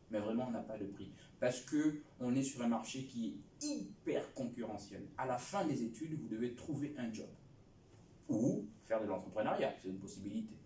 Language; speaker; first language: French; non-native, local second language; Lingala